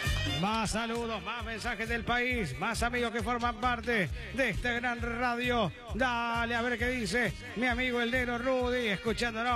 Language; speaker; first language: Spanish; native; Spanish